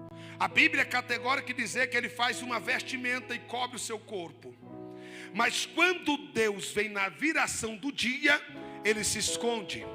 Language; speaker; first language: Portuguese; native; Portuguese